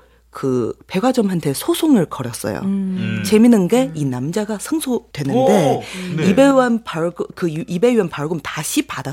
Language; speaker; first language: Korean; non-native, fluent; Chinese